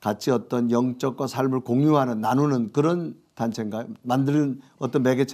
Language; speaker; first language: Korean; native; Korean